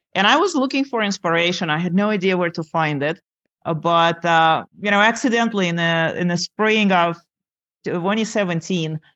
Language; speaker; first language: English; non-native, fluent; Lithuanian